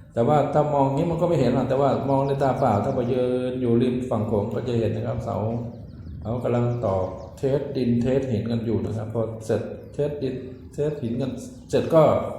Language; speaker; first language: Thai; native; Thai